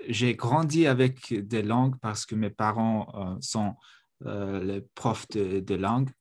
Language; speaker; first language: French; non-native, fluent; Mongolian